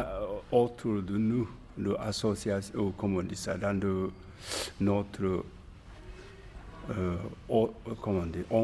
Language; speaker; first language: French; non-native, learner; Japanese